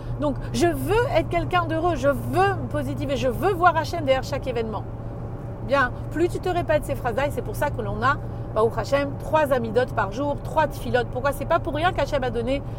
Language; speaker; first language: French; native; French